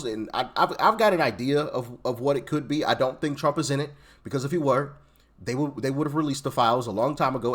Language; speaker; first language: English; native; English